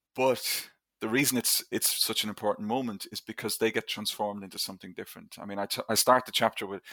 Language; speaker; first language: English; native; English